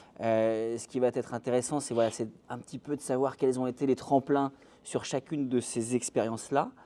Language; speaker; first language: French; native; French